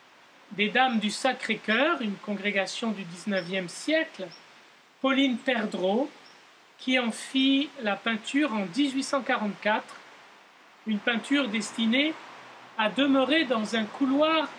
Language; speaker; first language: French; native; French